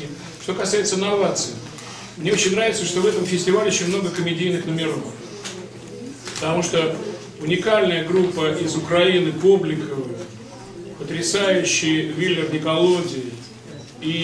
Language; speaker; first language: Russian; native; Russian